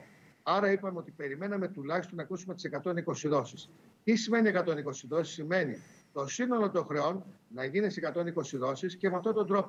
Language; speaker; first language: Greek; native; Greek